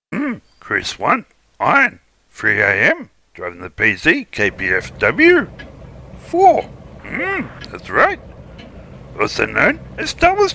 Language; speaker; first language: English; native; English